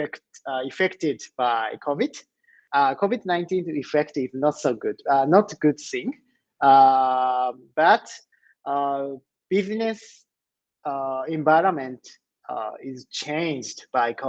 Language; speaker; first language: English; non-native, learner; Japanese